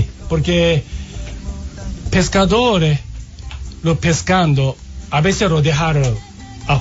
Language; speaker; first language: Spanish; non-native, learner; Japanese